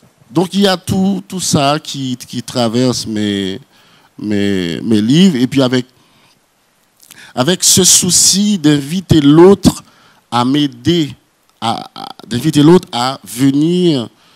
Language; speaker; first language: French; non-native, local second language; Haitian Creole